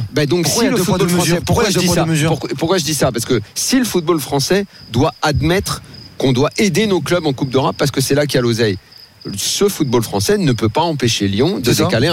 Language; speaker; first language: French; native; French